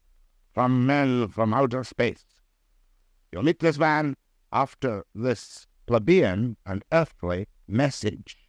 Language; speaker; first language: English; native; English